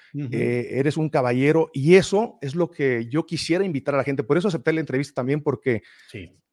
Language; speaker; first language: Spanish; native; Spanish